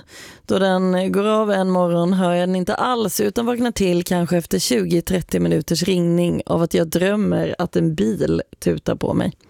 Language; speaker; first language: Swedish; native; Swedish